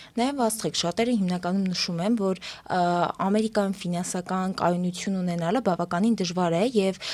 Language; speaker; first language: Armenian; native; Armenian